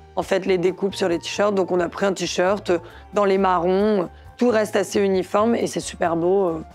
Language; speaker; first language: French; native; French